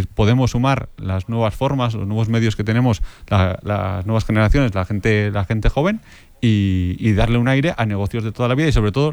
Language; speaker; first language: Spanish; native; Spanish